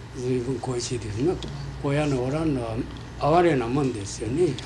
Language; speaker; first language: Japanese; native; Japanese